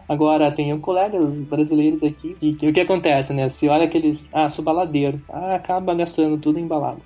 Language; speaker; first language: Portuguese; native; Portuguese